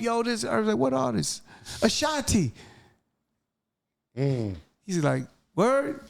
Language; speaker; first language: English; native; English